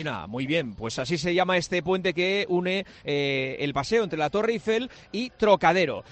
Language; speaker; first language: Spanish; native; Spanish